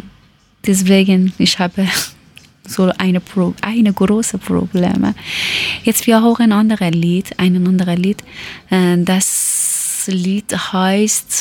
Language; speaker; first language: German; non-native, learner; Persian